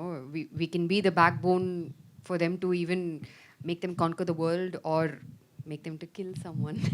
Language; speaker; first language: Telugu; non-native, fluent; Tamil